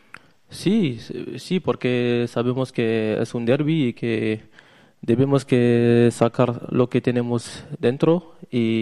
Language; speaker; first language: Spanish; non-native, learner; French